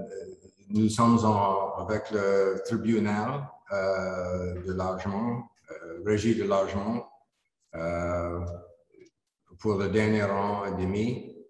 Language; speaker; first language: French; non-native, learner; English